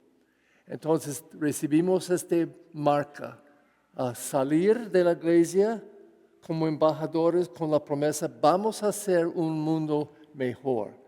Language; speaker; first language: Spanish; non-native, fluent; English